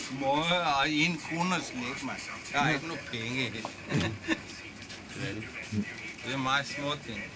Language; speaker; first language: Danish; non-native, learner; Bangla